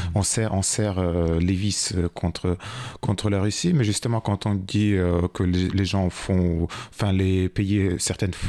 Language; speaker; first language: French; non-native, fluent; Ukrainian